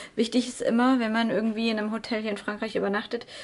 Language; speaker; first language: German; native; German